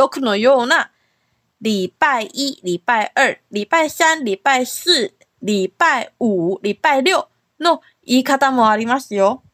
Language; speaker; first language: Japanese; non-native, fluent; Chinese